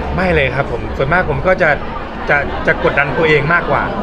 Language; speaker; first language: Thai; native; Thai